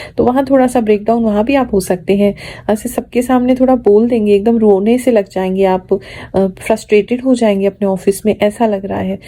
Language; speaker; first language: Hindi; native; Hindi